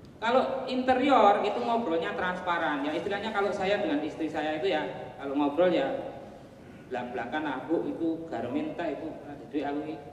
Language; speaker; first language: Indonesian; non-native, local second language; Javanese